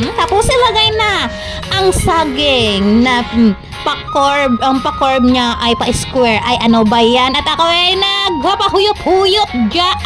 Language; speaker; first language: Filipino; non-native, local second language; Cebuano